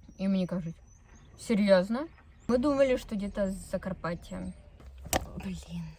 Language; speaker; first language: Ukrainian; non-native, local second language; Russian